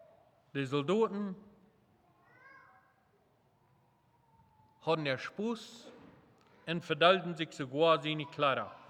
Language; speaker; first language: German; non-native, local second language; Plautdietsch